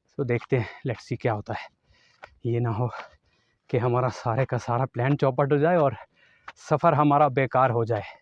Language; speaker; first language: Urdu; non-native, local second language; Northern Hindko